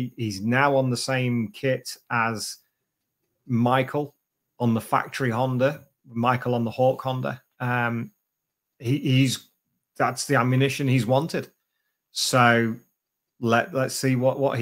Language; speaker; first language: English; native; English